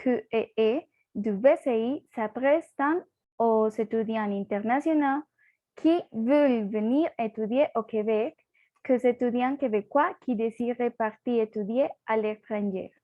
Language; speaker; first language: French; non-native, learner; Spanish